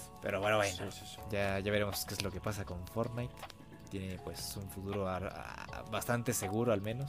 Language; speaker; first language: Spanish; native; Spanish